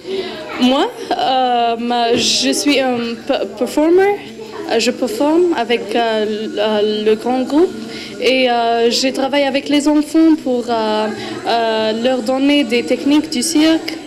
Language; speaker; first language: French; non-native, fluent; Arabic